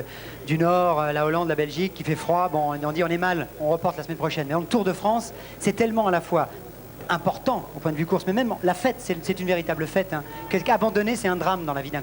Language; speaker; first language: French; native; French